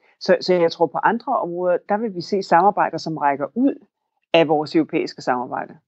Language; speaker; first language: Danish; native; Danish